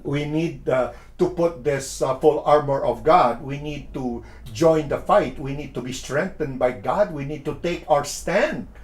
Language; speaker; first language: English; non-native, local second language; Filipino